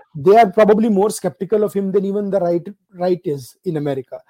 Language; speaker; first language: English; non-native, local second language; Gujarati